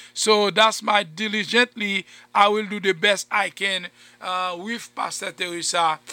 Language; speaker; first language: English; non-native, fluent; Haitian Creole